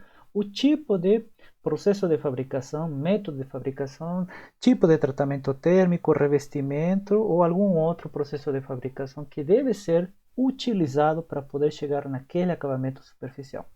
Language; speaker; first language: Portuguese; native; Portuguese